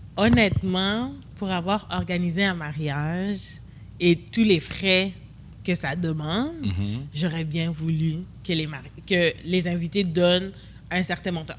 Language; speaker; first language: French; early bilingual, other home language; Lingala